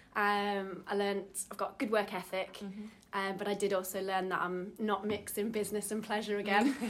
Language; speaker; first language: English; native; English